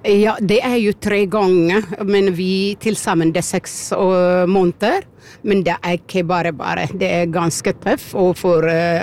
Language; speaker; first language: Norwegian; non-native, fluent; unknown